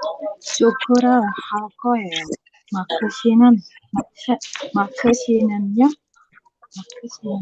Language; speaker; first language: Korean; non-native, learner; Indonesian